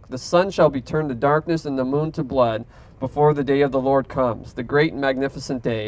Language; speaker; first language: English; native; English